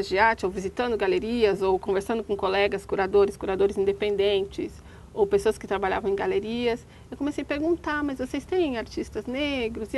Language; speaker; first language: Portuguese; native; Portuguese